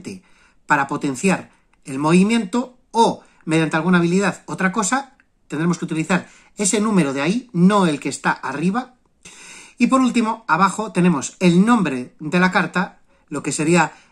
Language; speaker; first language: Spanish; native; Spanish